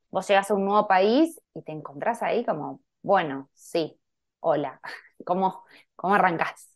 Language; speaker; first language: Spanish; native; Spanish